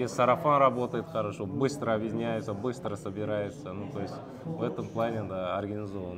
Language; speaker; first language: Russian; non-native, local second language; Uzbek